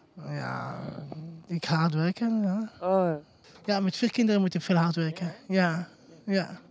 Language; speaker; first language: Dutch; non-native, learner; Hebrew